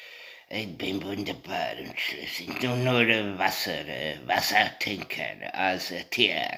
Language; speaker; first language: German; non-native, learner; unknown